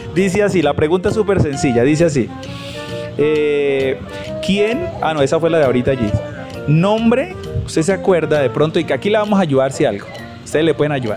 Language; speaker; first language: Spanish; native; Spanish